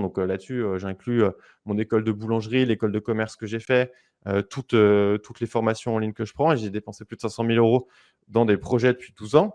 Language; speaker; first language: French; native; French